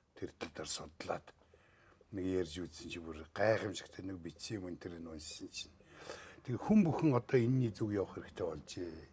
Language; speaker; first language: Mongolian; native; Mongolian